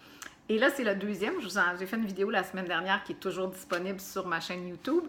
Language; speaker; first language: French; native; French